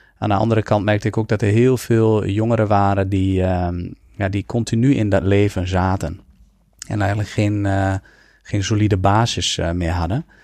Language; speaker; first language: Dutch; native; Dutch